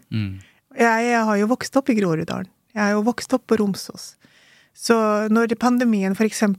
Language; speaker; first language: Norwegian; early bilingual, other home language; Urdu